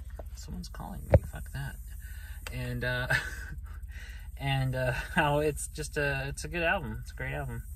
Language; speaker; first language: English; native; English